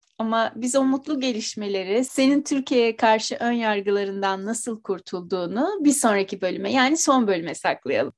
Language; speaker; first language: Turkish; native; Turkish